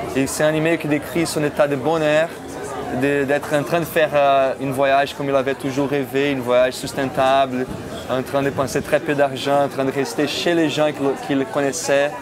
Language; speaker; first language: French; non-native, fluent; Portuguese